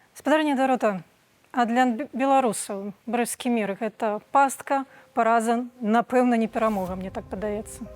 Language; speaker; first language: Belarusian; native; Belarusian